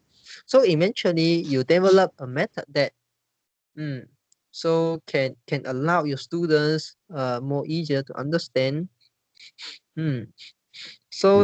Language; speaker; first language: English; non-native, fluent; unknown